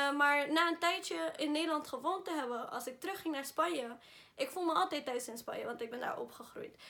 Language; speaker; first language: Dutch; early bilingual, other home language; Spanish